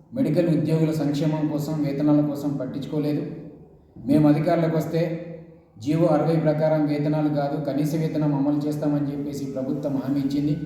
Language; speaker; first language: Telugu; native; Telugu